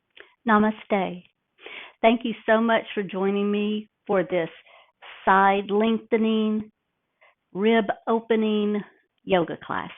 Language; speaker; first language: English; native; English